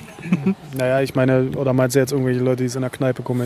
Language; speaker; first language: German; native; German